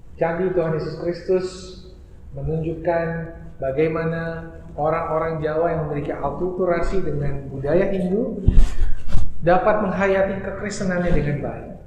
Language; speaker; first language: Indonesian; native; Indonesian